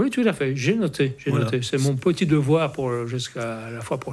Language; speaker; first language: French; native; French